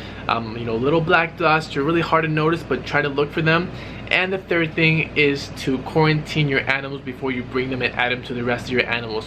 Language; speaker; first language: English; native; English